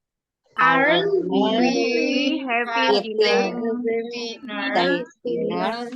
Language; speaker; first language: English; non-native, learner; Indonesian